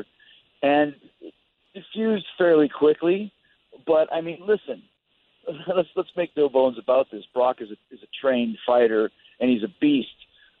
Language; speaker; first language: English; native; English